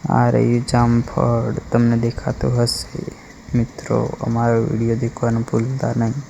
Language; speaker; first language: Gujarati; non-native, local second language; Rathawi